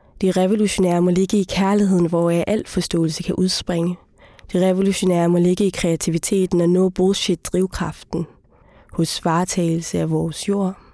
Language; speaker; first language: Danish; early bilingual, other home language; Somali